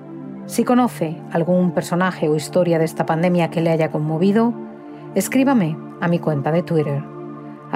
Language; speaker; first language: Spanish; native; Spanish